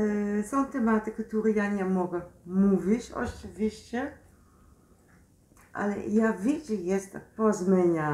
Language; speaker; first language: Polish; non-native, learner; Dutch